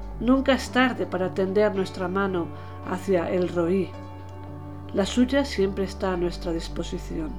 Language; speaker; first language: Spanish; native; Spanish